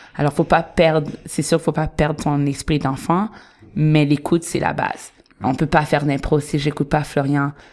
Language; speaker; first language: French; native; French